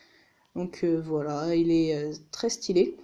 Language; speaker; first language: French; native; French